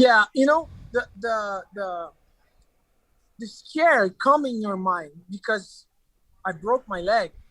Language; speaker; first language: English; non-native, learner; Portuguese